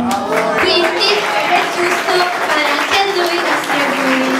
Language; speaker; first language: Italian; native; Italian